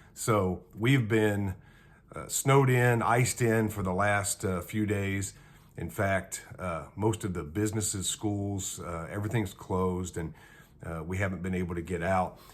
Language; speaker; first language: English; native; English